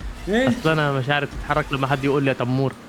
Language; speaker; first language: Arabic; native; Arabic